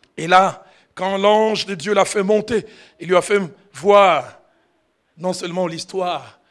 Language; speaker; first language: French; non-native, local second language; Lingala